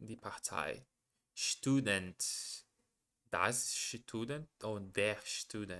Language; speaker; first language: German; non-native, learner; Portuguese